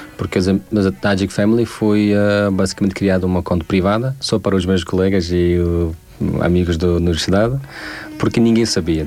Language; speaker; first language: Portuguese; non-native, learner; Tajik